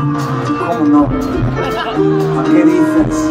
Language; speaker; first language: Spanish; non-native, fluent; French